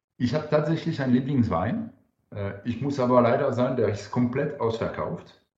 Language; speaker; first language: German; non-native, fluent; French